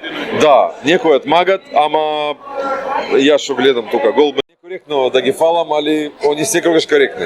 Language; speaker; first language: Macedonian; non-native, fluent; Russian